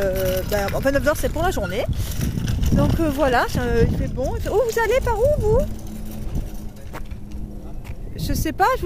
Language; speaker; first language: French; native; French